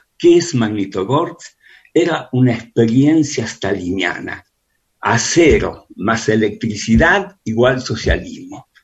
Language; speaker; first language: Spanish; early bilingual, other home language; Russian